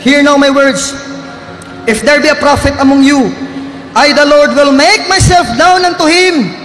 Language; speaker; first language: English; non-native, local second language; Filipino